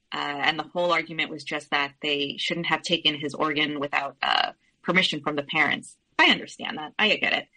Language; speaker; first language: English; early bilingual, other home language; Spanish